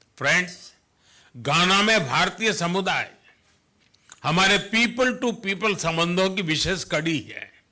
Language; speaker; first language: Hindi; non-native, local second language; Gujarati